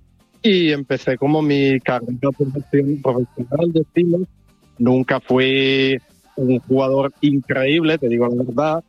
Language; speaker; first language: Spanish; non-native, fluent; Italian